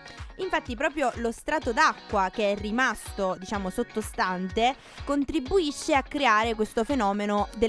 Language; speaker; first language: Italian; native; Italian